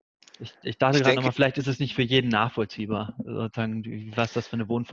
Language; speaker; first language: German; native; German